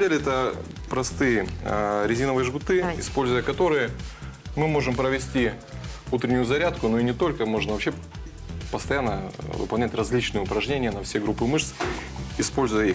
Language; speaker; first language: Russian; native; Russian